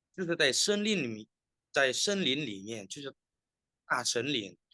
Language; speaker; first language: Chinese; non-native, fluent; Indonesian